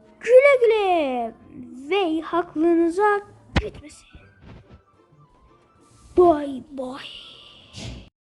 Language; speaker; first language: Turkish; early bilingual, heritage; Turkish